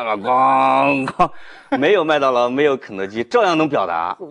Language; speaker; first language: Chinese; native; Chinese